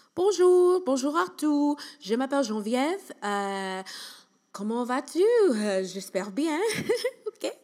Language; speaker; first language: French; non-native, learner; English